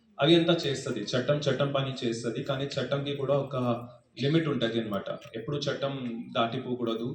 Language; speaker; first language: Telugu; non-native, fluent; Hindi